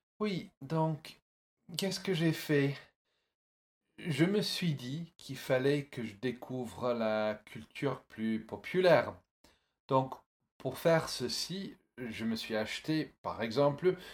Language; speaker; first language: French; non-native, fluent; English